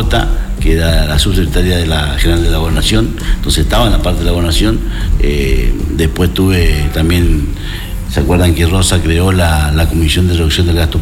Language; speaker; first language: Spanish; native; Spanish